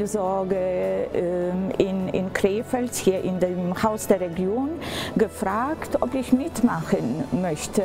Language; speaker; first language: German; non-native, fluent; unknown